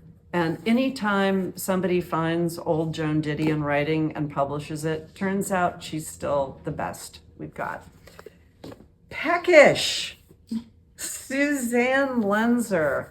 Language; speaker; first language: English; native; English